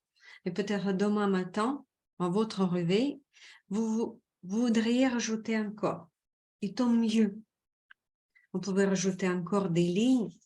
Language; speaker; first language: French; non-native, fluent; Russian